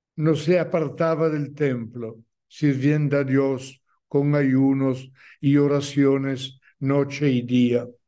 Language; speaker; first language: Spanish; non-native, fluent; Italian